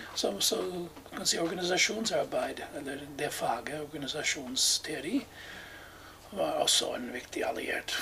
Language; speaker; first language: Norwegian; non-native, fluent; English